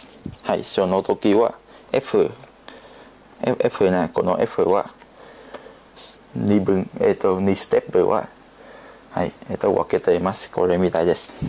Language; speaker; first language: Japanese; non-native, learner; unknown